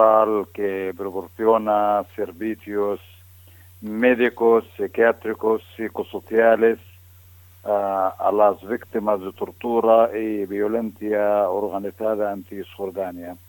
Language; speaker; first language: Spanish; non-native, fluent; Arabic